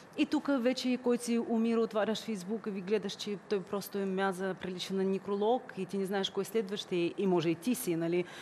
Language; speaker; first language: Bulgarian; early bilingual, heritage; Bulgarian